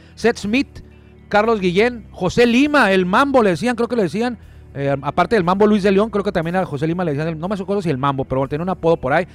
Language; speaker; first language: Spanish; native; Spanish